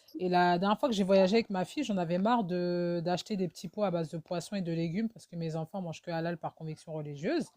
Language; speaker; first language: French; early bilingual, other home language; Wolof